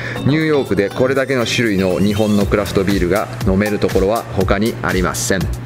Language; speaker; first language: Japanese; native; Japanese